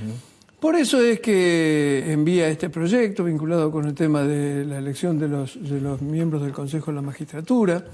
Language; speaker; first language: Spanish; native; Spanish